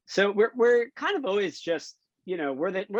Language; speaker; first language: English; native; English